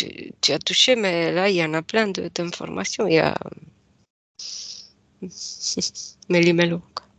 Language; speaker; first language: French; non-native, fluent; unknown